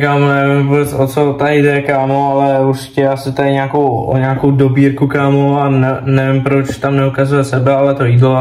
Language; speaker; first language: Czech; native; Czech